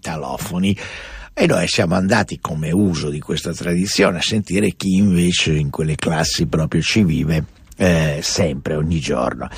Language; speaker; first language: Italian; native; Italian